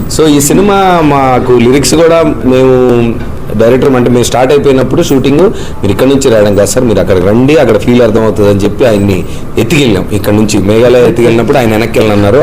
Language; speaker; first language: Telugu; native; Telugu